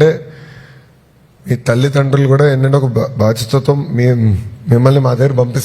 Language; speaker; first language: Telugu; native; Telugu